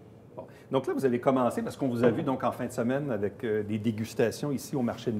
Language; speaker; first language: French; native; French